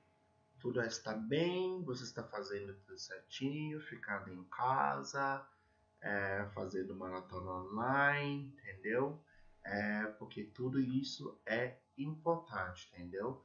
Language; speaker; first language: Portuguese; non-native, fluent; English